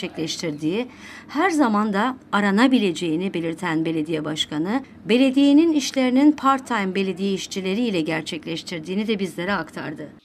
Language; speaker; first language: Turkish; native; Turkish